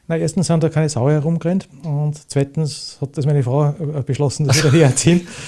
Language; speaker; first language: German; native; German